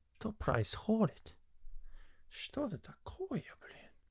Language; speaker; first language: Russian; non-native, fluent; English